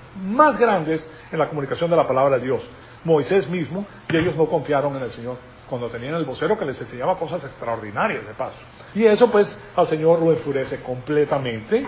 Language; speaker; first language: Spanish; native; Spanish